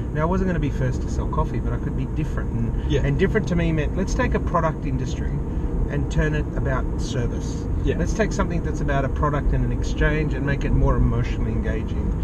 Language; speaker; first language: English; native; English